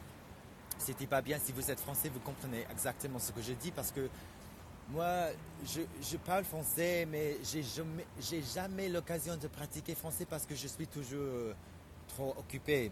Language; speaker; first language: French; non-native, fluent; English